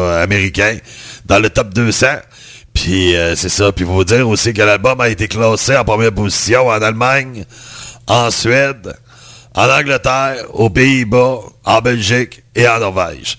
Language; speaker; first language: French; native; French